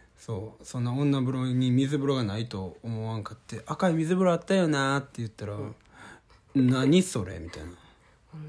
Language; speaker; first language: Japanese; native; Japanese